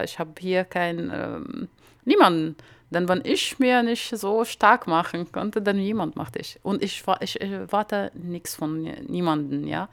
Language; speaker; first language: German; non-native, learner; Arabic